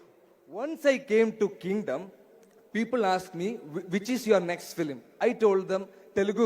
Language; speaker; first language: Telugu; non-native, learner; Malayalam